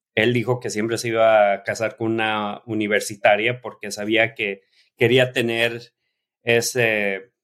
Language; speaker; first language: Spanish; early bilingual, heritage; Spanish